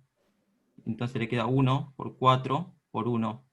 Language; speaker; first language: Spanish; native; Spanish